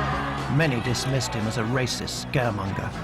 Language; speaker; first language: English; native; English